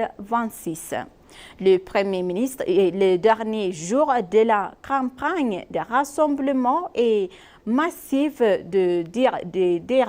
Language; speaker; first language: French; non-native, fluent; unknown